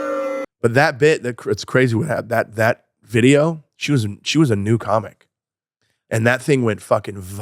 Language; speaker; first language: English; native; English